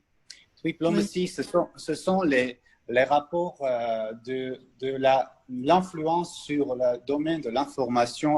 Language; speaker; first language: French; non-native, fluent; Armenian